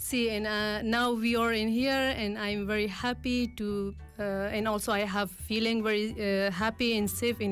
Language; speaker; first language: English; non-native, learner; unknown